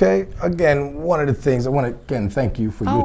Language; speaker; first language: English; native; English